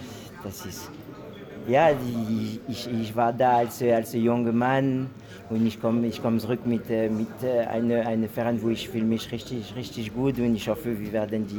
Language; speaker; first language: German; non-native, fluent; French